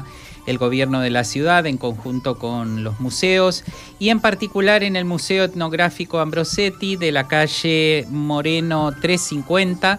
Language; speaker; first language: Spanish; native; Spanish